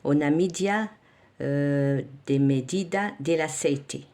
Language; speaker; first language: Spanish; non-native, learner; Arabic